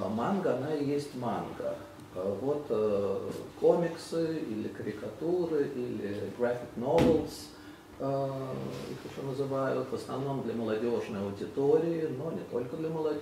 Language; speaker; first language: Russian; native; Russian